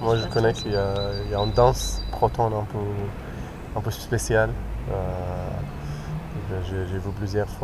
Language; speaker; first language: French; non-native, fluent; Arabic